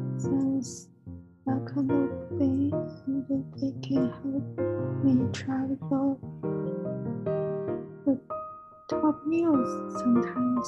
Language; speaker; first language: English; non-native, learner; Chinese